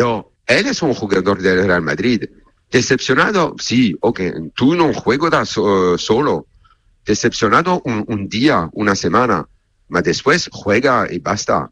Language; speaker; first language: Spanish; non-native, learner; French